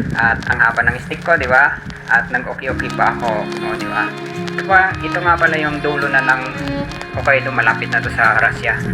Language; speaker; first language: Filipino; native; Filipino